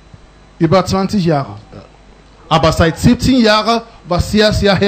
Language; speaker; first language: German; non-native, learner; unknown